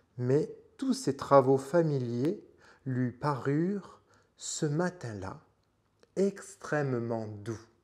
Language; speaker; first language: French; native; French